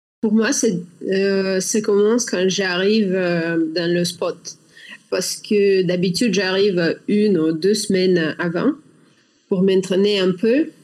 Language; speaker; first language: French; non-native, learner; Russian